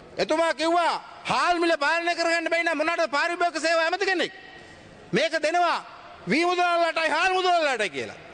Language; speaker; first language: Sinhala; native; Sinhala